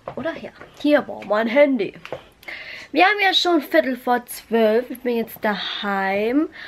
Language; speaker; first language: German; early bilingual, other home language; Vietnamese